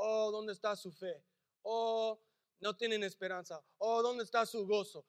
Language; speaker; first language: Spanish; early bilingual, heritage; English